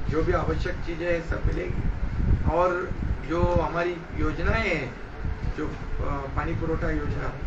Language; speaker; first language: Hindi; non-native, local second language; Marathi